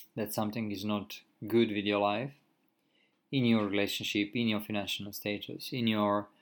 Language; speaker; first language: English; non-native, fluent; Croatian